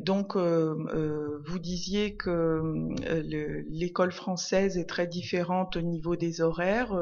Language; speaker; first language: French; native; French